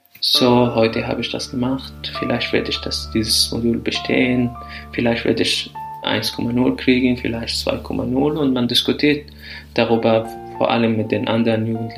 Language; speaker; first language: German; non-native, fluent; Arabic